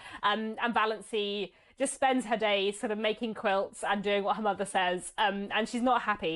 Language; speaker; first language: English; native; English